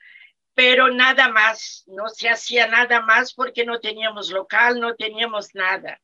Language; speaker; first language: Spanish; non-native, fluent; Portuguese